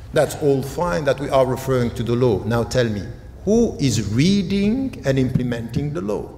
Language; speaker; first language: English; non-native, fluent; French